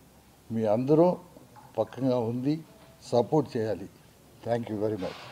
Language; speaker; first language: Telugu; non-native, learner; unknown